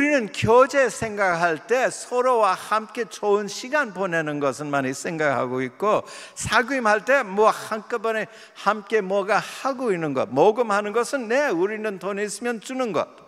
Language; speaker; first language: Korean; non-native, fluent; English